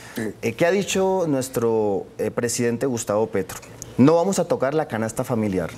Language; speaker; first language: Spanish; native; Spanish